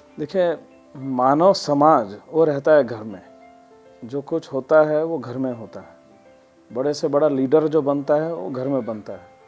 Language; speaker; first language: Hindi; non-native, local second language; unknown